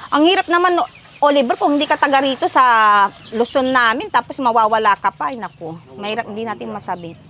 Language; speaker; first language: Filipino; native; Filipino